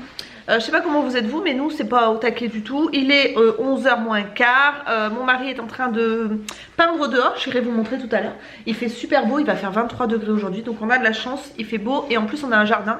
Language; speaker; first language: French; native; French